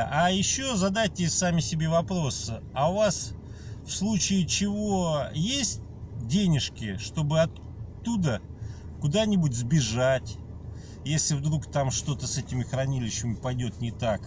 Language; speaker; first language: Russian; native; Russian